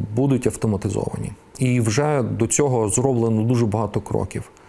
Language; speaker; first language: Ukrainian; native; Ukrainian